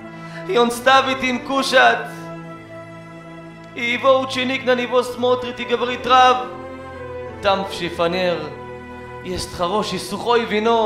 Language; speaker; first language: Russian; non-native, learner; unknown